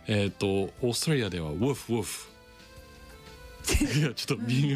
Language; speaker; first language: Japanese; non-native, fluent; English